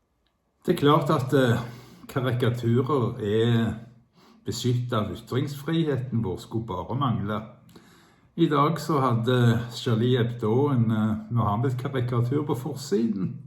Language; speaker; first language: Norwegian; native; Norwegian